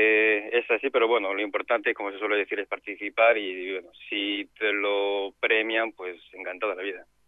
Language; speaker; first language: Spanish; native; Spanish